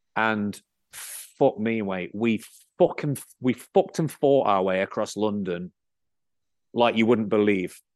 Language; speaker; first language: English; native; English